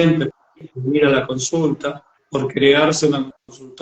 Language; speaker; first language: Spanish; native; Spanish